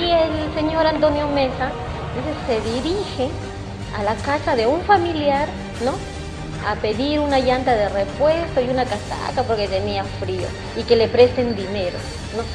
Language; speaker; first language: Spanish; native; Spanish